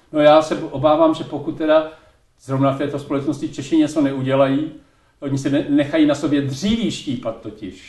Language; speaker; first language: Czech; native; Czech